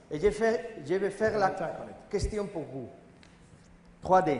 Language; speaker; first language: French; non-native, learner; Spanish